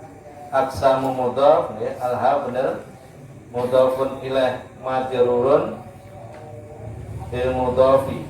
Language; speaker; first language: Arabic; non-native, fluent; Javanese